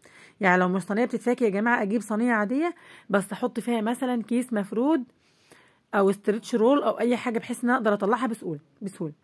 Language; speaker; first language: Arabic; native; Arabic